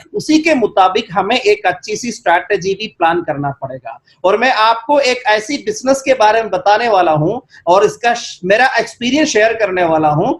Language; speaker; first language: Hindi; non-native, local second language; Malayalam